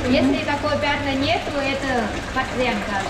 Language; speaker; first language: Russian; non-native, learner; Vietnamese